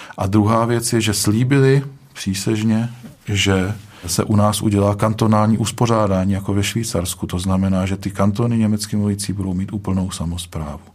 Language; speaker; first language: Czech; native; Czech